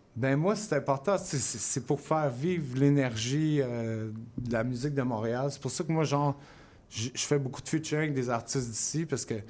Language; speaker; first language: French; native; French